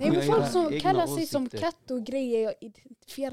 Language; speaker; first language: Swedish; early bilingual, other home language; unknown